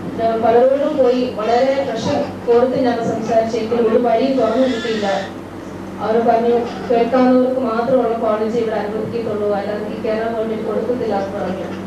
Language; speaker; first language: Malayalam; early bilingual, heritage; Malayalam